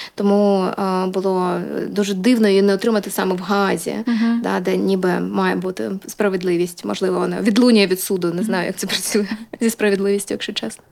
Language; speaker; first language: Ukrainian; native; Ukrainian